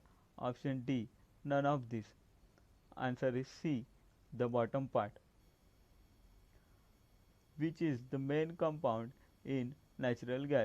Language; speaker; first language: English; non-native, local second language; Marathi